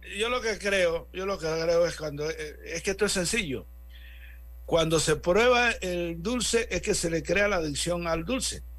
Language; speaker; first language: Spanish; native; Spanish